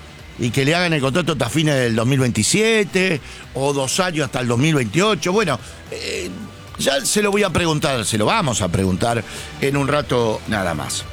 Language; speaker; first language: Spanish; native; Spanish